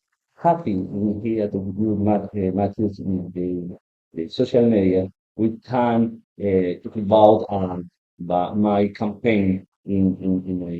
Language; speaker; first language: English; non-native, learner; Spanish